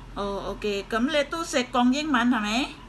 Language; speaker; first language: Cantonese; native; Cantonese